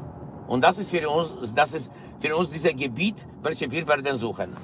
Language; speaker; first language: German; non-native, learner; Polish